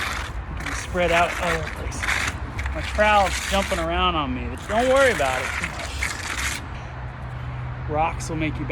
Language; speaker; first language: English; native; English